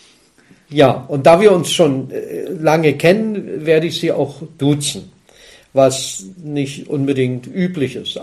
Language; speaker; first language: German; native; German